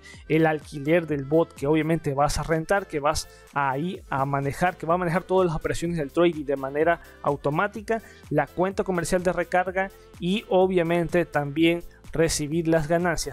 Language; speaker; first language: Spanish; native; Spanish